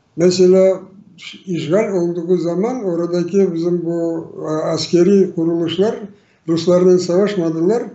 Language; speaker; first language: Turkish; non-native, fluent; Crimean Tatar